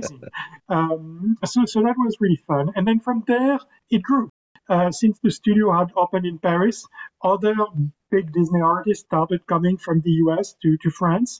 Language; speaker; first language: English; non-native, fluent; French